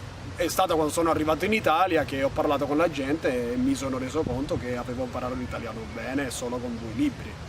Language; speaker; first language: Italian; non-native, fluent; Spanish